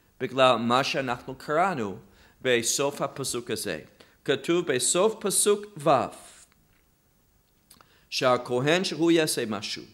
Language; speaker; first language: Hebrew; non-native, fluent; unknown